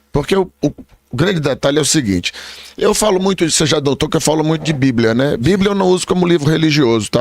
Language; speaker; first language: Portuguese; native; Portuguese